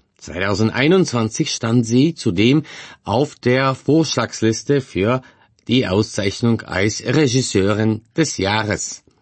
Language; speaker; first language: German; non-native, fluent; Bulgarian